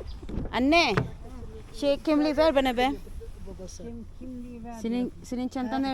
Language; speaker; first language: Turkish; non-native, learner; Filipino